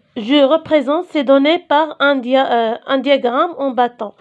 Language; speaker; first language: French; non-native, local second language; Arabic